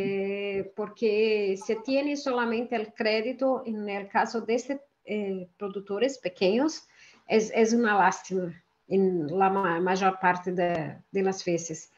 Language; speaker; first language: Spanish; non-native, learner; Portuguese